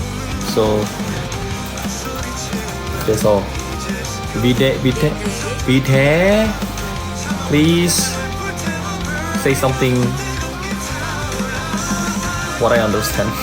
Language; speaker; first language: English; non-native, learner; Korean